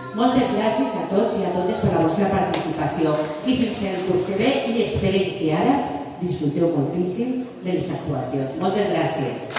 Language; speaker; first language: Catalan; non-native, local second language; Spanish